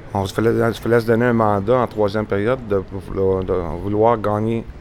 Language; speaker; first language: French; native; French